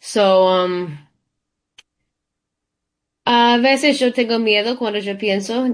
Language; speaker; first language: Spanish; early bilingual, heritage; Spanish